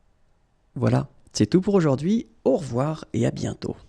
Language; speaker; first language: French; native; French